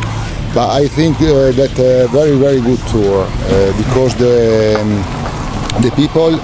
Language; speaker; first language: English; non-native, learner; Italian